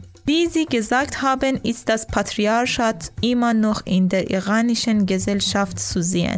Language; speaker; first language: German; non-native, learner; Persian